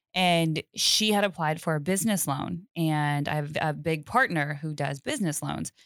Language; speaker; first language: English; native; English